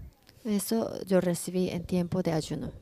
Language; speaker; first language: Spanish; non-native, learner; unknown